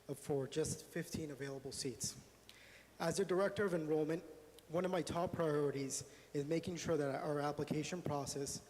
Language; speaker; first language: English; native; English